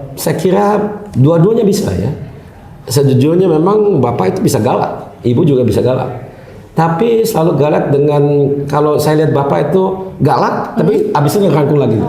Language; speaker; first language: Indonesian; early bilingual, heritage; German